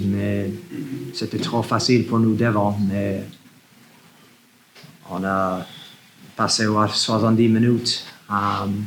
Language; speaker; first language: French; non-native, learner; English